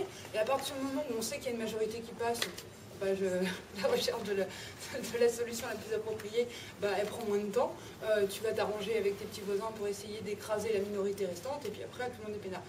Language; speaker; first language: French; native; French